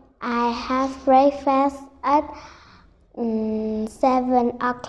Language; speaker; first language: English; non-native, learner; Vietnamese